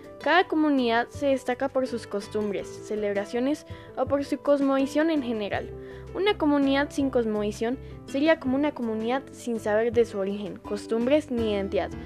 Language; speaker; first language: Spanish; native; Spanish